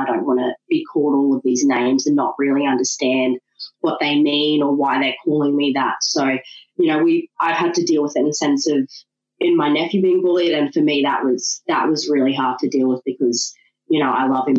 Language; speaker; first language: English; native; English